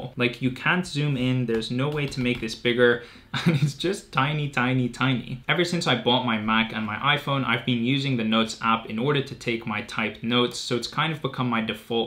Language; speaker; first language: English; native; English